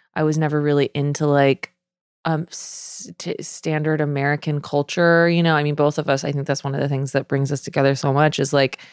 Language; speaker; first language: English; native; English